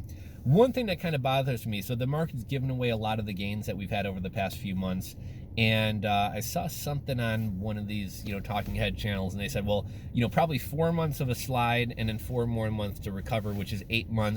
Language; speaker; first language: English; native; English